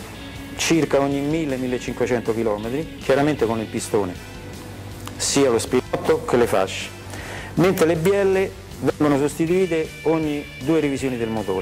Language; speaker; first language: Italian; native; Italian